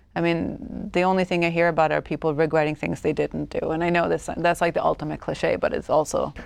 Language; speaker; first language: English; non-native, fluent; Swedish